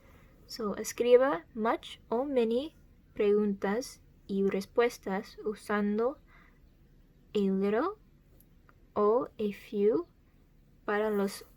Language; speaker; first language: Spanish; early bilingual, heritage; Spanish